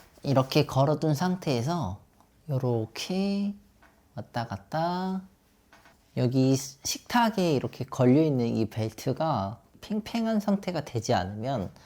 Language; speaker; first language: Korean; native; Korean